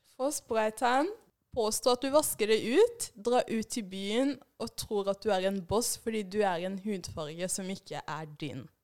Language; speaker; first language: Norwegian; early bilingual, other home language; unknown